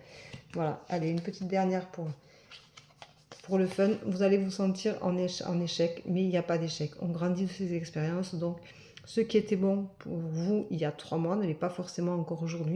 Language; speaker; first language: French; native; French